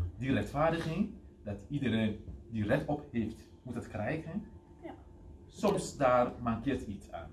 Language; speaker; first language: Dutch; non-native, fluent; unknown